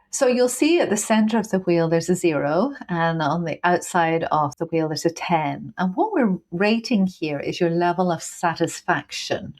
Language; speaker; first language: English; native; English